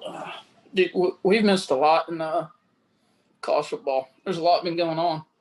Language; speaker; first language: English; native; English